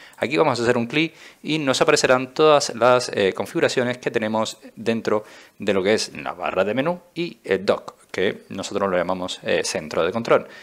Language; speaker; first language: Spanish; native; Spanish